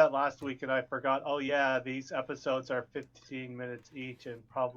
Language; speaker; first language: English; native; English